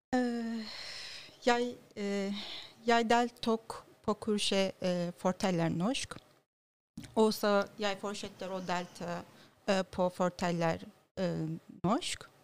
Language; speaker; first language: Norwegian; non-native, learner; Turkish